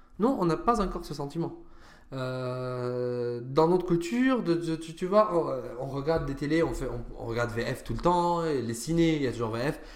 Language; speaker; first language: French; non-native, fluent; Arabic